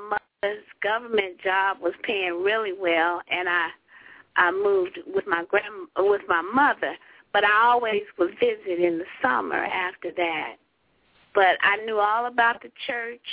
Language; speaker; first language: English; native; English